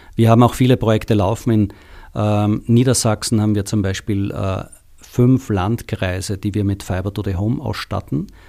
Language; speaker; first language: German; native; German